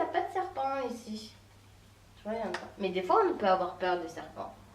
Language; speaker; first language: French; native; French